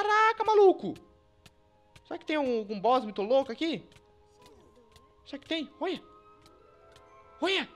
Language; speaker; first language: Portuguese; native; Portuguese